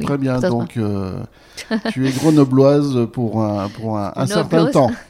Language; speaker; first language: French; native; French